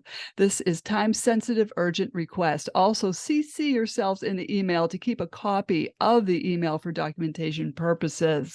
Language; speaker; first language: English; native; English